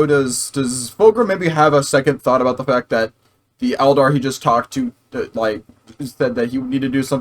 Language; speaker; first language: English; native; English